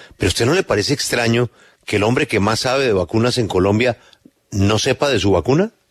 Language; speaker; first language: Spanish; native; Spanish